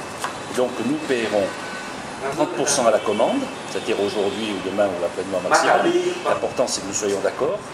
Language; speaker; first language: French; native; French